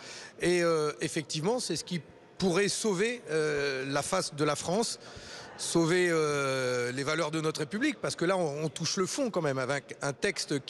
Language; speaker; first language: French; native; French